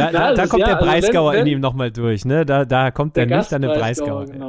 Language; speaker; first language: German; native; German